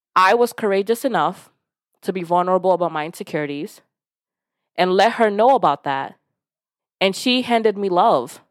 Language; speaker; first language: English; early bilingual, other home language; Yoruba